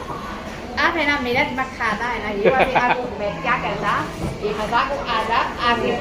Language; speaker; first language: Hindi; non-native, learner; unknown